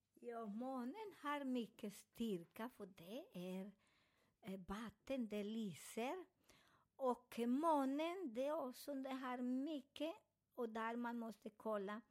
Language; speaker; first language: Swedish; non-native, fluent; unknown